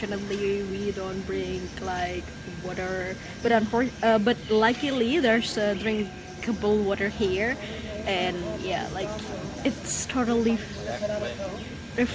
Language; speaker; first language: English; non-native, learner; Indonesian